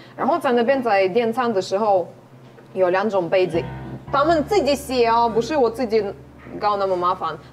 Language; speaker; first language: Chinese; non-native, fluent; Ukrainian